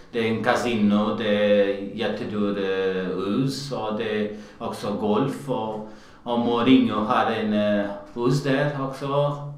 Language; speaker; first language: Swedish; non-native, learner; Portuguese